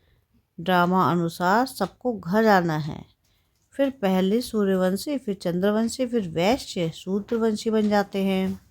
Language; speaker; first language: Hindi; native; Hindi